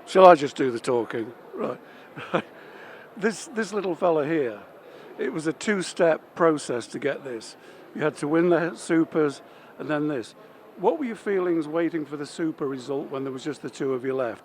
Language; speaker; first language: English; native; English